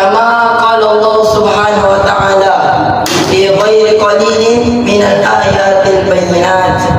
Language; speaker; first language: Arabic; non-native, learner; Malay